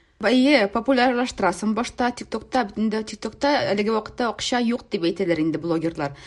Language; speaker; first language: Tatar; native; Tatar